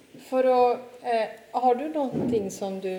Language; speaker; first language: Swedish; non-native, fluent; Italian